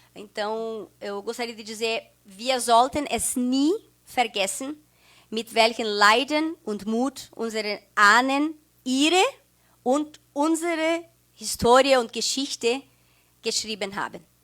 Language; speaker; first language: German; native; German